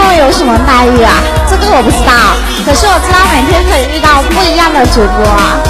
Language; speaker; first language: Chinese; non-native, local second language; Cantonese